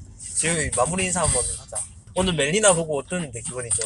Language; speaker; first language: Korean; native; Korean